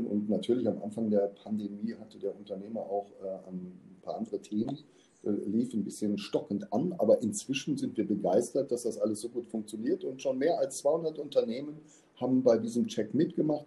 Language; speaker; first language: German; native; German